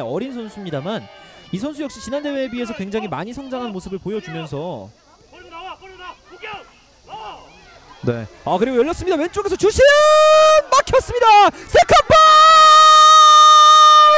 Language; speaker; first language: Korean; native; Korean